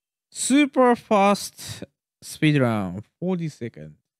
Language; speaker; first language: English; non-native, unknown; Japanese